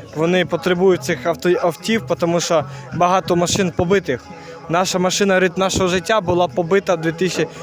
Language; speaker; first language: Ukrainian; non-native, local second language; Russian